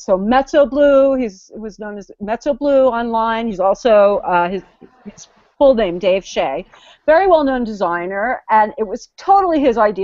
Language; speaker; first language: English; native; English